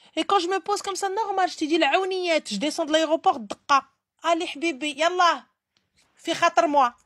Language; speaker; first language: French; early bilingual, other home language; Arabic